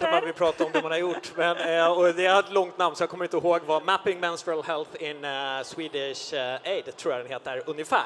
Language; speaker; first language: Swedish; native; Swedish